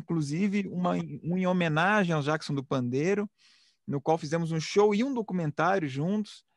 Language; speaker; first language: Portuguese; native; Portuguese